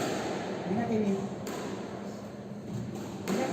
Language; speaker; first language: Spanish; native; Spanish